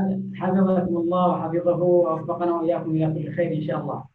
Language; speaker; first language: Arabic; native; Arabic